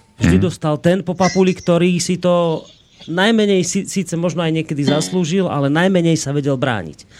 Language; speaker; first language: Slovak; native; Slovak